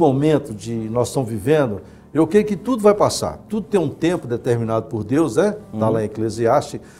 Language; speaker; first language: Portuguese; native; Portuguese